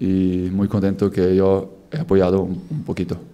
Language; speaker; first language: Spanish; non-native, fluent; German